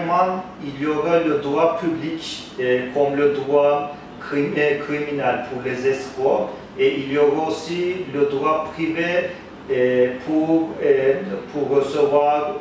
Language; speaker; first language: French; non-native, fluent; Turkish